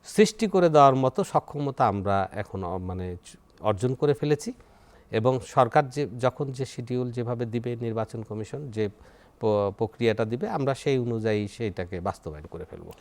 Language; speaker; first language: Bangla; native; Bangla